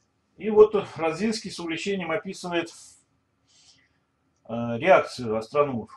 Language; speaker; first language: Russian; native; Russian